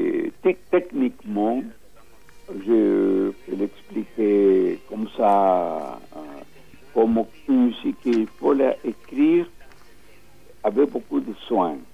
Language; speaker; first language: French; non-native, fluent; Spanish